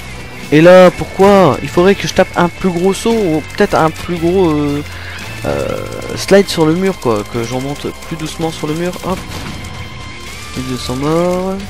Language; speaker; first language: French; native; French